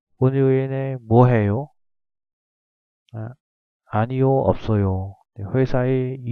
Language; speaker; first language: Korean; non-native, fluent; Vietnamese